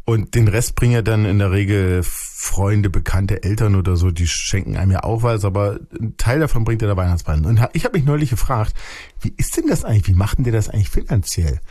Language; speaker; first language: German; native; German